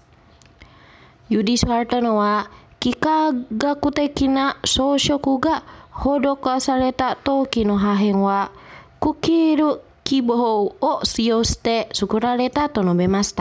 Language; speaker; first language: Japanese; non-native, fluent; Indonesian